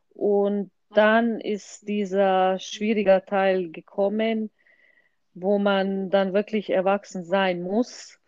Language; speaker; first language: German; non-native, fluent; Croatian